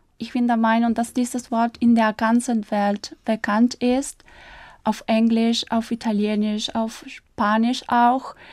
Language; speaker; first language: German; non-native, fluent; Spanish